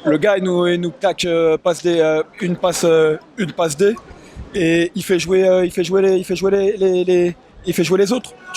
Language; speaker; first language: French; native; French